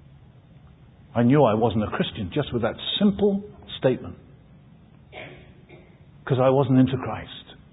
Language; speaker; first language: English; native; English